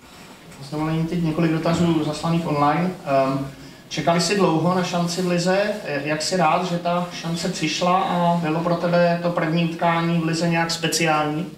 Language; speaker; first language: Czech; native; Czech